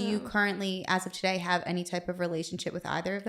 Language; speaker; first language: English; native; English